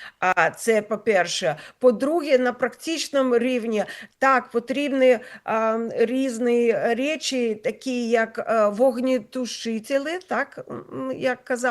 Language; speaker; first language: Ukrainian; non-native, local second language; Russian